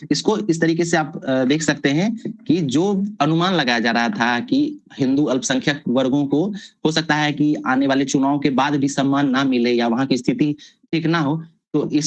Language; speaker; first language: Hindi; native; Hindi